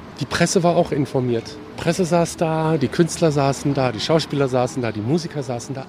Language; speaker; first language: German; native; German